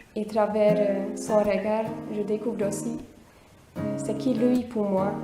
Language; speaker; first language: French; non-native, fluent; Hungarian